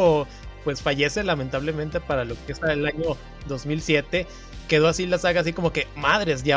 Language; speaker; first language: Spanish; native; Spanish